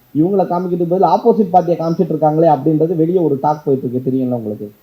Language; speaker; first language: Tamil; native; Tamil